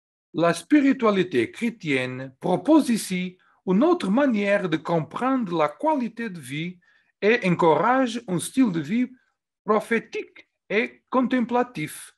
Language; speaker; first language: French; non-native, fluent; Portuguese